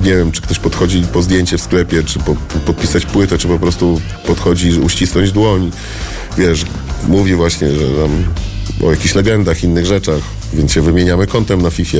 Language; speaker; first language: Polish; native; Polish